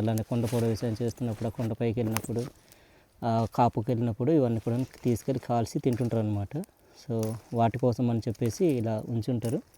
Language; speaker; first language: Telugu; non-native, local second language; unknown